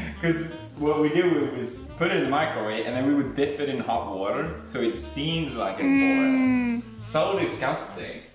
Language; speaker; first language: English; non-native, fluent; Swedish